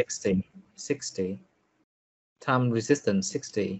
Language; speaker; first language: English; non-native, fluent; Vietnamese